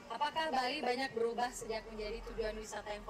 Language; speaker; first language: Indonesian; native; Indonesian